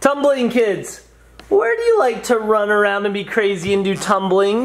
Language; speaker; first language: English; native; English